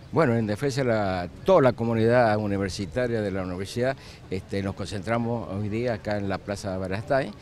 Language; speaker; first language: Spanish; native; Spanish